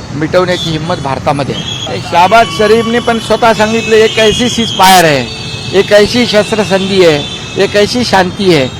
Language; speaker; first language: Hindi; non-native, local second language; Marathi